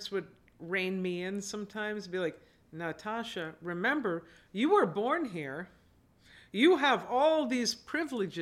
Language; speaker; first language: English; native; English